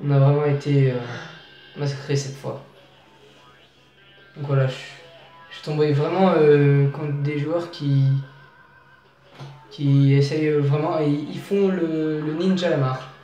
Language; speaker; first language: French; native; French